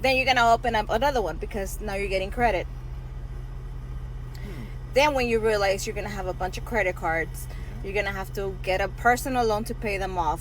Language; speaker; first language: English; native; English